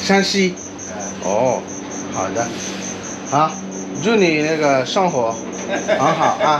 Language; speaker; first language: Chinese; non-native, learner; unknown